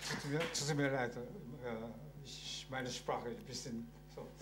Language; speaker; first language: German; non-native, learner; Japanese